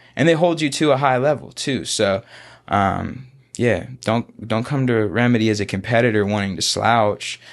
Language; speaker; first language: English; native; English